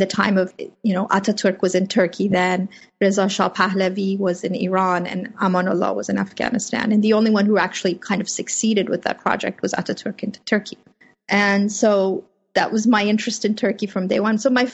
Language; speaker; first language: English; early bilingual, other home language; Persian